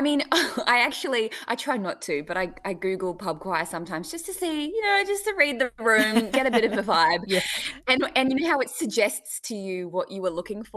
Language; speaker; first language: English; native; English